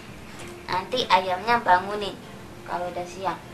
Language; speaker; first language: Indonesian; native; Indonesian